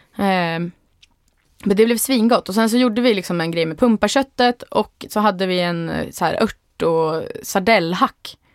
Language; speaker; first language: Swedish; native; Swedish